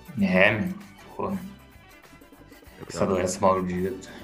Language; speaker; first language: Portuguese; native; Portuguese